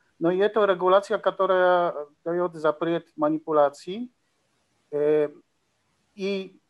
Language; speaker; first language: Russian; non-native, learner; Polish